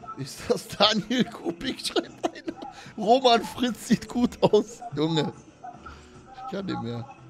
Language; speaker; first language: German; early bilingual, other home language; Polish